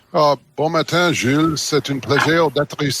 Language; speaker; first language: French; non-native, learner; English